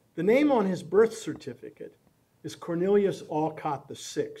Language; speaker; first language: English; native; English